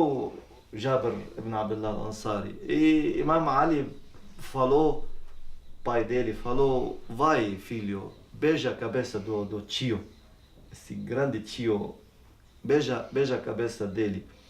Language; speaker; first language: Portuguese; non-native, learner; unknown